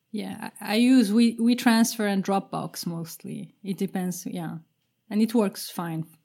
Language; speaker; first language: English; non-native, fluent; Turkish